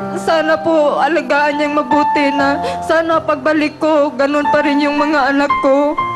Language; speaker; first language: Filipino; non-native, local second language; Cebuano